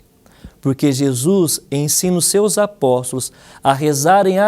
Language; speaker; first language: Portuguese; native; Portuguese